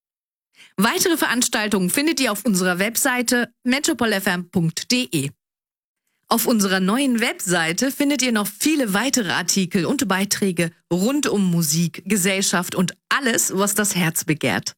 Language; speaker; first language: German; early bilingual, other home language; Turkish